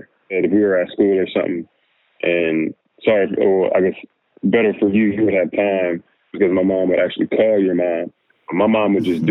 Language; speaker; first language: English; native; English